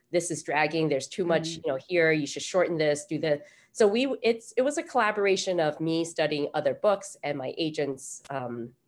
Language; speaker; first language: English; native; English